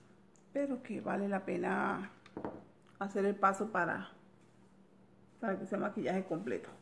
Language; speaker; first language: Spanish; native; Spanish